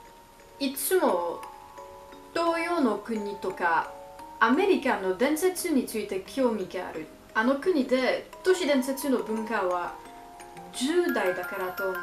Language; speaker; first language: Japanese; non-native, learner; French